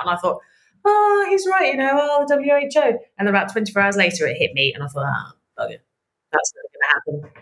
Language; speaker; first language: English; native; English